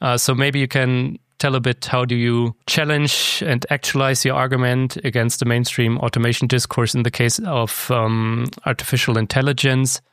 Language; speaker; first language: English; non-native, fluent; German